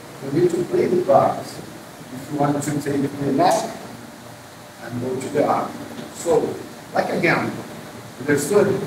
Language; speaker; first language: English; non-native, learner; Portuguese